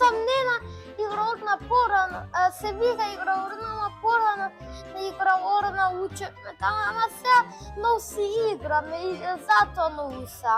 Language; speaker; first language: Macedonian; early bilingual, heritage; Macedonian